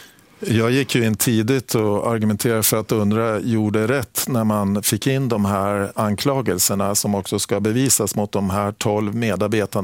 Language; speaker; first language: Swedish; native; Swedish